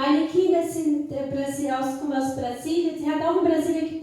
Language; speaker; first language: German; non-native, fluent; Portuguese